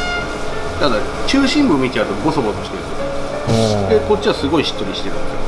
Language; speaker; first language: Japanese; native; Japanese